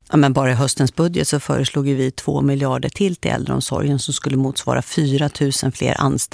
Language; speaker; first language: Swedish; native; Swedish